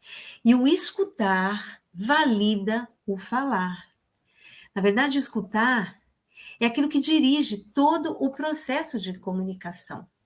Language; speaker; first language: Portuguese; native; Portuguese